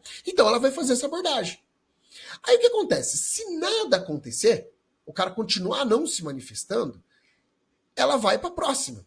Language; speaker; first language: Portuguese; native; Portuguese